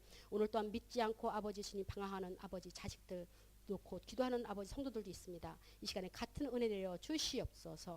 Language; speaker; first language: Korean; native; Korean